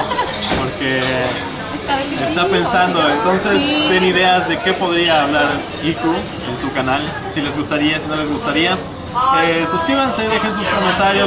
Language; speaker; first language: Spanish; native; Spanish